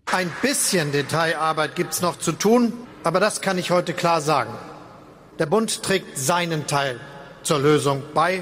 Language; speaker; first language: German; native; German